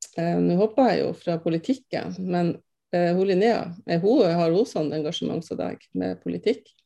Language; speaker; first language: Norwegian; native; Norwegian